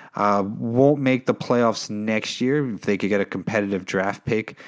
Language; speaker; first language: English; native; English